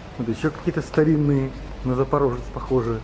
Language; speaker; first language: Russian; native; Russian